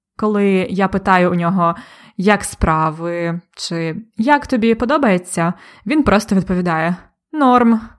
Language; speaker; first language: Ukrainian; native; Ukrainian